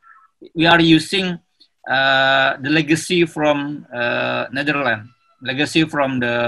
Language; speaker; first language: English; non-native, learner; Indonesian